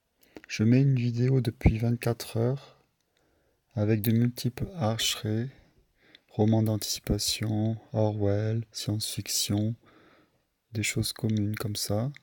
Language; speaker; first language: French; native; French